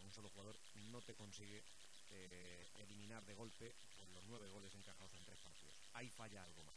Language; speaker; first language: Spanish; native; Spanish